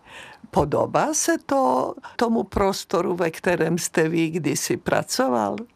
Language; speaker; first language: Czech; native; Czech